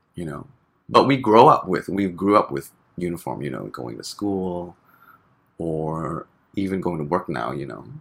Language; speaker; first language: English; native; English